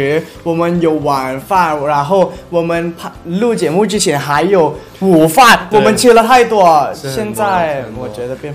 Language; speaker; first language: Chinese; non-native, learner; Thai